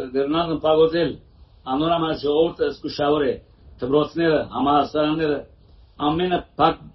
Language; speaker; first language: Armenian; early bilingual, heritage; Armenian